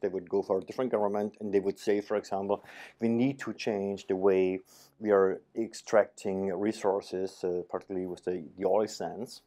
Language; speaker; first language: English; non-native, fluent; German